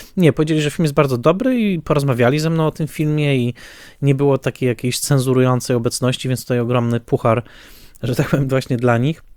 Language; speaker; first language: Polish; native; Polish